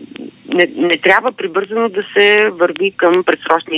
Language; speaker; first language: Bulgarian; native; Bulgarian